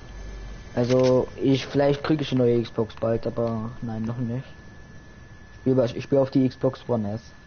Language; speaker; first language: German; native; German